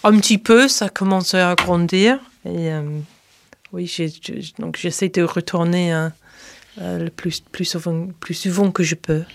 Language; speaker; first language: French; non-native, fluent; English